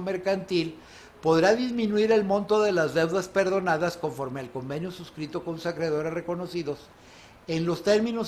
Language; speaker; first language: Spanish; native; Spanish